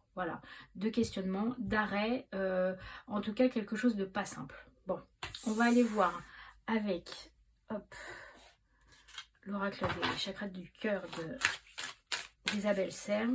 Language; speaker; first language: French; native; French